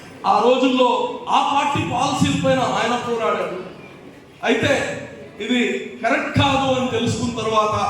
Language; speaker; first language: Telugu; native; Telugu